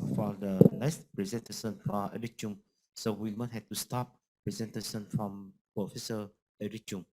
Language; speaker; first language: English; non-native, learner; Vietnamese